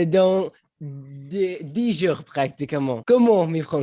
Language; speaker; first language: French; non-native, learner; Arabic